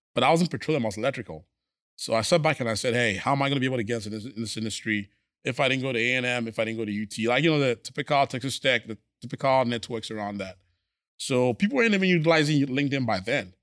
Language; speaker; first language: English; non-native, local second language; Akan